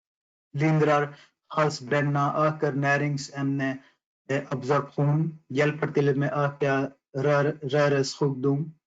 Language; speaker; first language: Swedish; non-native, fluent; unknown